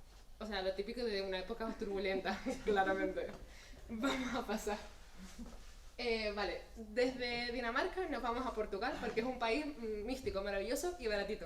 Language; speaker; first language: Spanish; native; Spanish